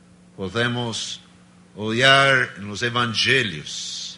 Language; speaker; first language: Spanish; non-native, learner; Portuguese